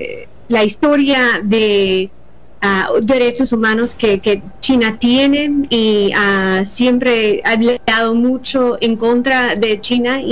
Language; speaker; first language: Spanish; non-native, fluent; English